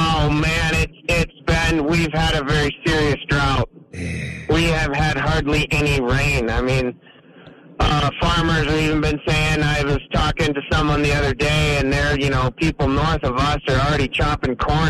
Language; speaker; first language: English; native; English